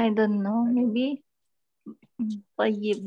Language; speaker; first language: English; non-native, learner; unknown